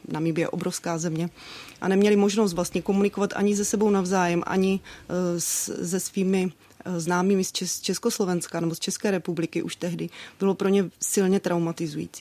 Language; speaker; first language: Czech; native; Czech